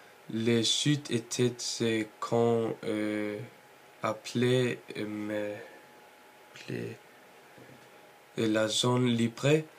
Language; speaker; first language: French; non-native, learner; Norwegian